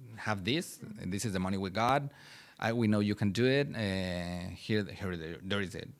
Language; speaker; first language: English; non-native, fluent; Spanish